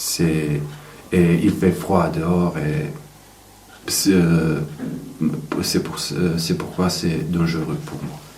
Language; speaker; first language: French; non-native, fluent; Serbian